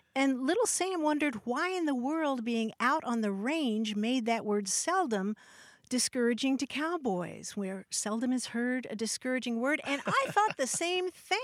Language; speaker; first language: English; native; English